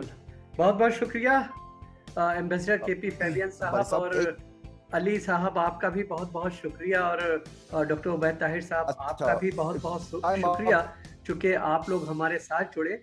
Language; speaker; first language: Hindi; native; Hindi